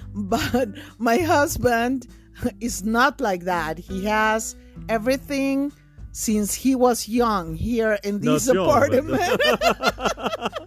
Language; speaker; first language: English; non-native, fluent; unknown